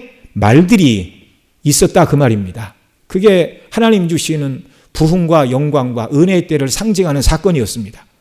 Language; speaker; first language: Korean; native; Korean